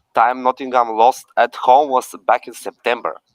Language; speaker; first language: English; non-native, fluent; Bulgarian